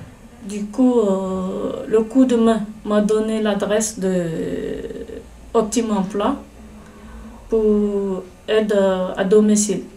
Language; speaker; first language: French; non-native, fluent; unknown